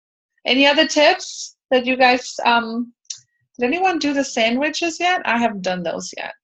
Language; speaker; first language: English; native; English